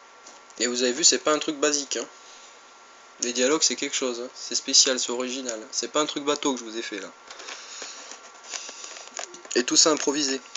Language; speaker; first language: French; native; French